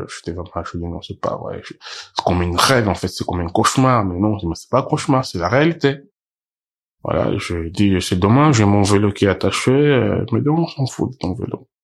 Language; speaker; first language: French; non-native, local second language; Portuguese